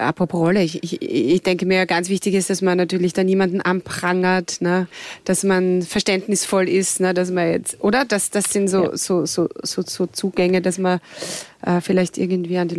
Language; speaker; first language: German; native; German